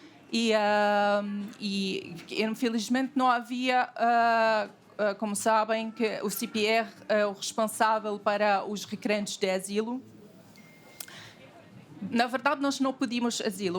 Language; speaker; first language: Portuguese; non-native, fluent; Arabic